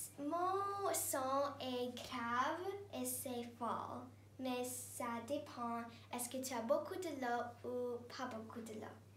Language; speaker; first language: French; non-native, learner; English